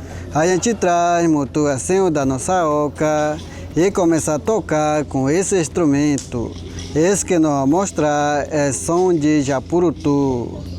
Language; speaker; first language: Portuguese; non-native, local second language; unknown